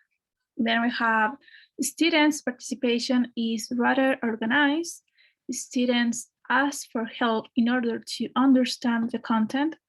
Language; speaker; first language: English; non-native, fluent; Spanish